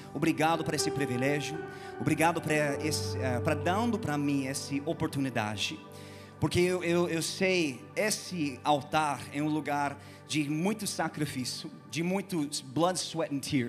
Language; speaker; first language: Portuguese; non-native, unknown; English